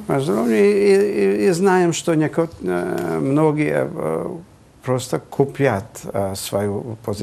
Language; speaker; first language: Russian; non-native, fluent; Hungarian